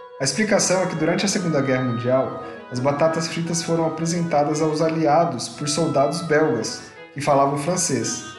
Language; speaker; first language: Portuguese; native; Portuguese